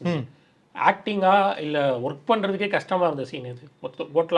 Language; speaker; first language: Tamil; native; Tamil